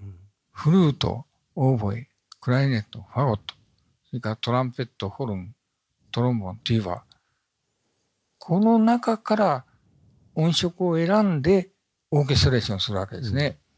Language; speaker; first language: Japanese; native; Japanese